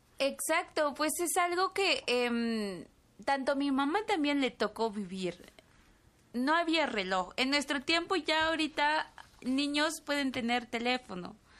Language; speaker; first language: Spanish; non-native, local second language; Tzotzil